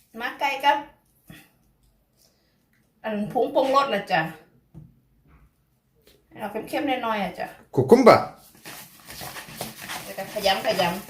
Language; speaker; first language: Thai; non-native, local second language; Lao